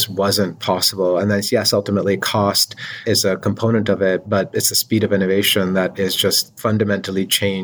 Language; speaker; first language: English; non-native, local second language; Urdu